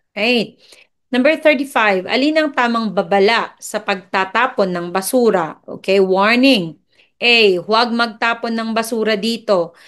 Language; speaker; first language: Filipino; non-native, local second language; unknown